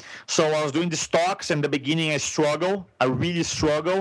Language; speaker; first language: English; non-native, fluent; Portuguese